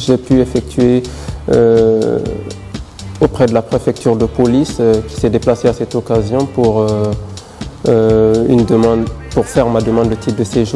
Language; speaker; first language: French; non-native, fluent; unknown